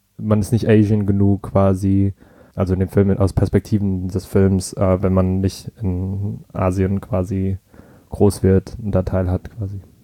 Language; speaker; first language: German; early bilingual, other home language; Vietnamese